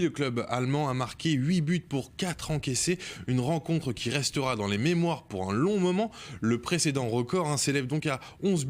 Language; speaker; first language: French; native; French